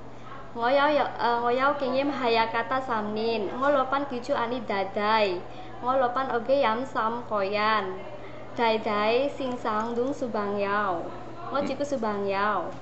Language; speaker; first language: Cantonese; non-native, learner; Indonesian